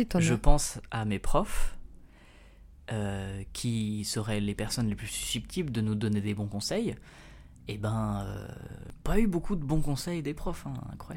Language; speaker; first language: French; native; French